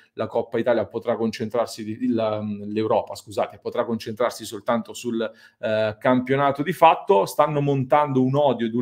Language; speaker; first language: Italian; native; Italian